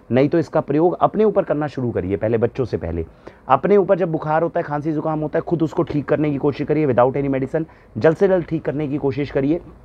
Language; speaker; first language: Hindi; native; Hindi